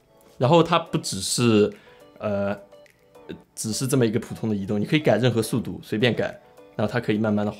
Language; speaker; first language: Chinese; native; Chinese